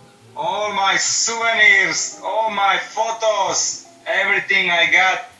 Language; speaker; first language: English; non-native, fluent; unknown